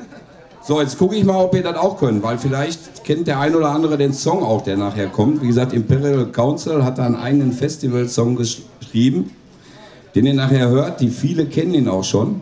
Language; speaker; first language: German; native; German